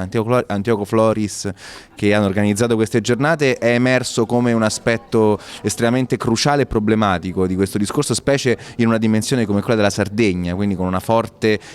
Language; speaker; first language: Italian; native; Italian